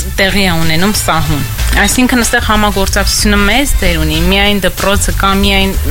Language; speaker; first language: Armenian; native; Armenian